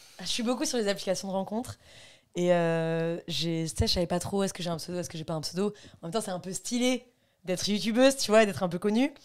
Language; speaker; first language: French; native; French